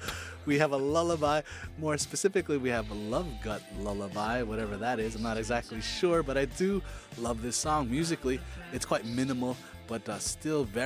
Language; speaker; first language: English; native; English